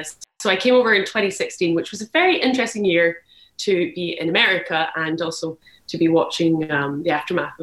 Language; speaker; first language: English; native; English